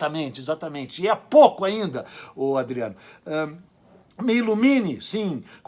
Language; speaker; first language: Portuguese; native; Portuguese